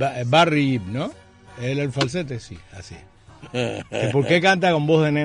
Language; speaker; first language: Spanish; native; Spanish